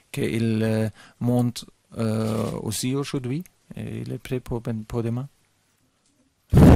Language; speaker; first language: French; non-native, fluent; German